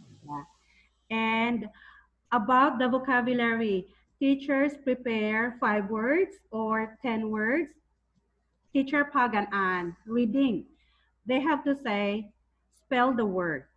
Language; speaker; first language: English; non-native, fluent; Thai